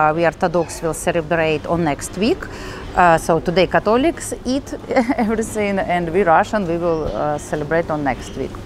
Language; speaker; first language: English; non-native, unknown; Russian